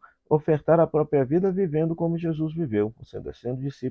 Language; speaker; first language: Portuguese; native; Portuguese